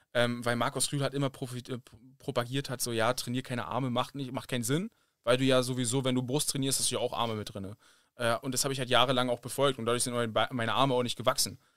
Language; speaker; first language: German; native; German